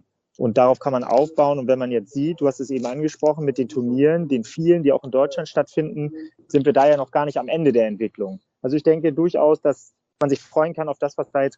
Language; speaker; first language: German; native; German